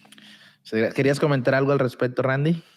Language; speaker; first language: Spanish; native; Spanish